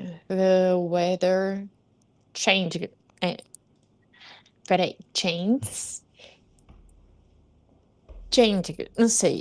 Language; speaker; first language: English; non-native, learner; Portuguese